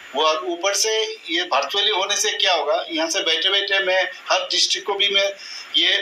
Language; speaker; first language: Hindi; non-native, local second language; Bangla